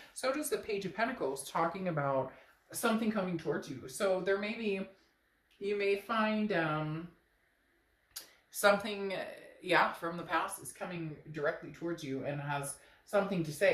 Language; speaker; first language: English; native; English